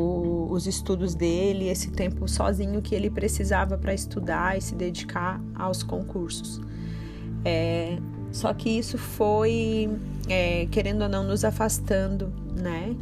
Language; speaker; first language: Portuguese; native; Portuguese